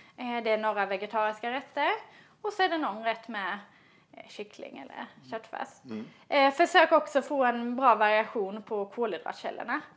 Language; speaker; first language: Swedish; native; Swedish